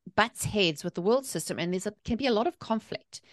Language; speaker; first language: English; native; English